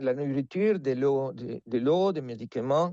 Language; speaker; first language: French; non-native, fluent; Spanish